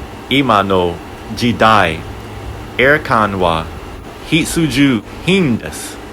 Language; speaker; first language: Japanese; non-native, learner; English